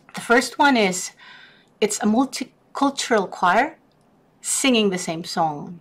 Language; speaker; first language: English; non-native, local second language; Filipino